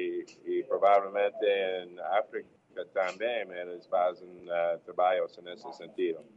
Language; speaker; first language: Portuguese; non-native, learner; English